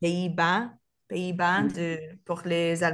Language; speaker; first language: French; non-native, learner; Spanish